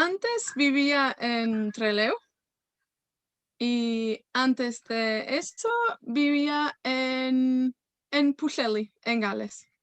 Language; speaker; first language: Spanish; non-native, fluent; Welsh